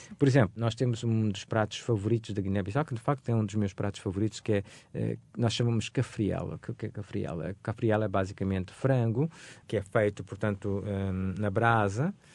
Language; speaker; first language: Portuguese; non-native, local second language; Upper Guinea Crioulo